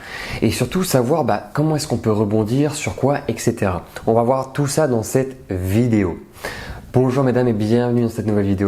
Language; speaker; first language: French; native; French